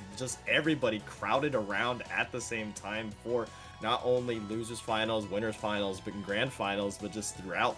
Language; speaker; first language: English; native; English